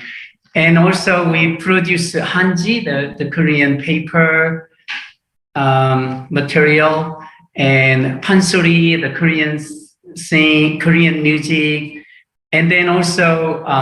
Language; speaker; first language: English; non-native, fluent; Korean